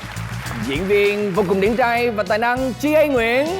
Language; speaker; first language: Vietnamese; native; Vietnamese